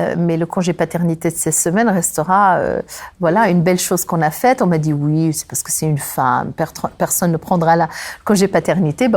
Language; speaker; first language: French; non-native, local second language; Arabic